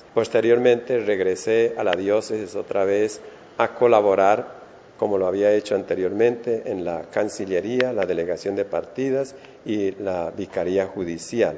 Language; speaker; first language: Spanish; native; Spanish